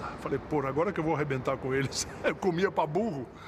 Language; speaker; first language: Portuguese; native; Portuguese